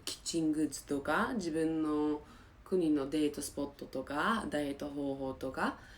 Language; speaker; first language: Japanese; non-native, fluent; English